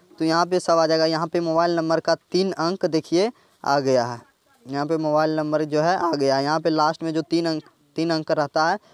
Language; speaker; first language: Hindi; native; Hindi